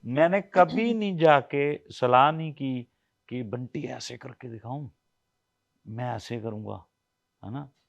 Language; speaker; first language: Hindi; non-native, local second language; Punjabi